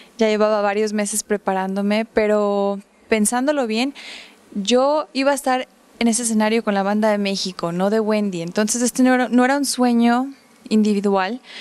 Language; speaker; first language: Spanish; early bilingual, heritage; Spanish